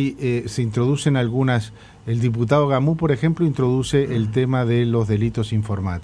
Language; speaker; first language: Spanish; native; Spanish